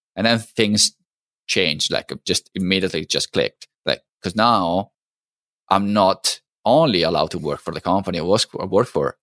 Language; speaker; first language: English; non-native, fluent; Italian